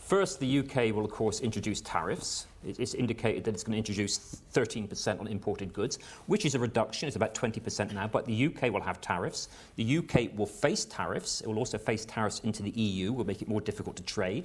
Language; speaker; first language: English; native; English